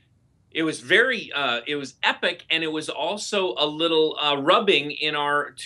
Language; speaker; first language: English; native; English